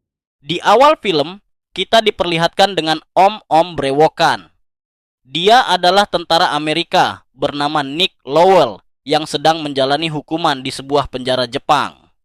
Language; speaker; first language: Indonesian; native; Indonesian